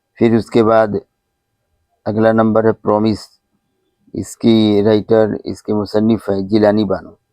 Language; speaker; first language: Urdu; native; Urdu